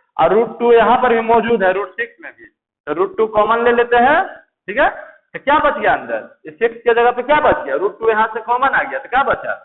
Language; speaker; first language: Hindi; native; Hindi